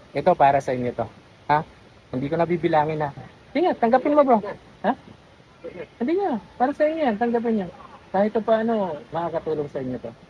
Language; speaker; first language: Filipino; native; Filipino